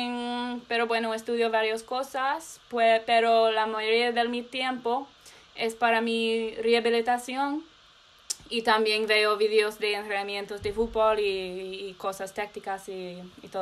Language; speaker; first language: Spanish; non-native, learner; English